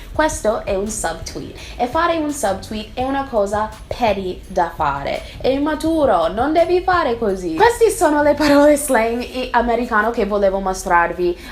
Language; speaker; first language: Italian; non-native, fluent; English